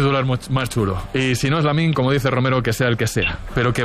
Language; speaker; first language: Spanish; native; Spanish